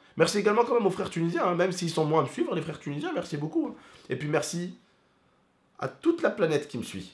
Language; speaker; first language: French; early bilingual, other home language; Arabic